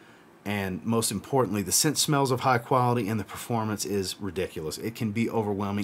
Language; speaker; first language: English; native; English